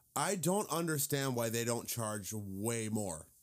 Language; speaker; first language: English; native; English